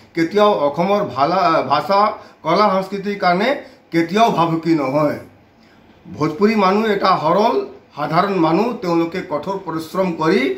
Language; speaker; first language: Assamese; non-native, local second language; Bhojpuri